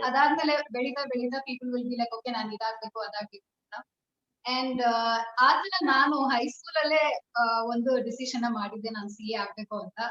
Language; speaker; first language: Kannada; non-native, local second language; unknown